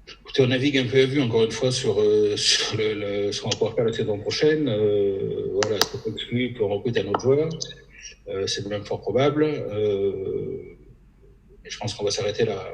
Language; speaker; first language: French; native; French